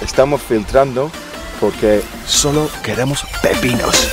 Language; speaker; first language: Spanish; non-native, fluent; English